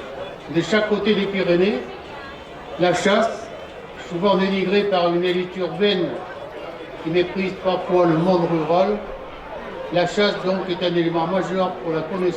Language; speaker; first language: French; native; French